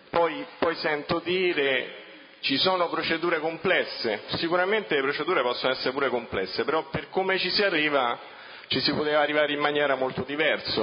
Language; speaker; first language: Italian; native; Italian